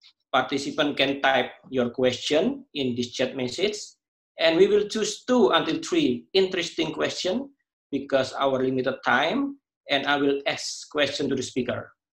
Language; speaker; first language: English; non-native, fluent; Indonesian